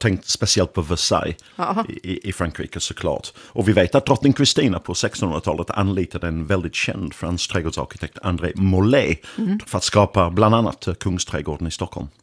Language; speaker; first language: Swedish; non-native, fluent; English